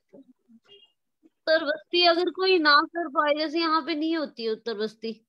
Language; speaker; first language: Hindi; native; Hindi